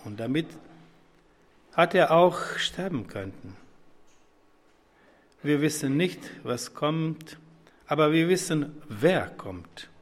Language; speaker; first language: German; non-native, fluent; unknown